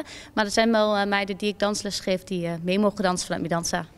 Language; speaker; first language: Dutch; native; Dutch